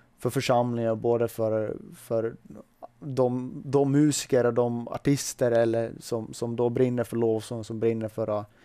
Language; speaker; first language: Swedish; early bilingual, other home language; Finnish